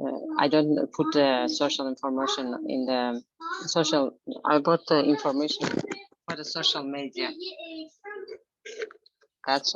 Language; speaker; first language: English; non-native, learner; Azerbaijani